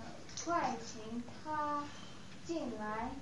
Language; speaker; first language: Chinese; non-native, learner; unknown